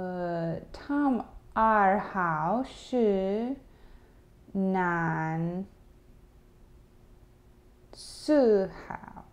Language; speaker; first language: Chinese; non-native, learner; English